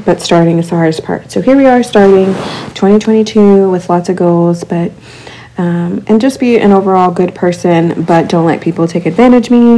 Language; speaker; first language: English; early bilingual, other home language; Spanish